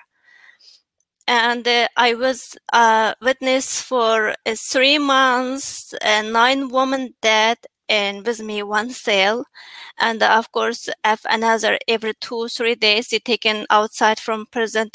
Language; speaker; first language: English; non-native, learner; Chinese